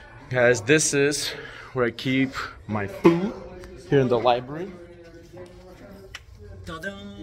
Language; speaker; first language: English; non-native, fluent; Bulgarian